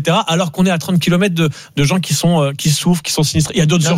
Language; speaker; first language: French; native; French